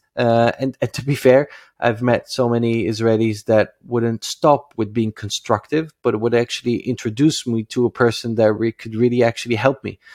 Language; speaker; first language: English; non-native, fluent; Dutch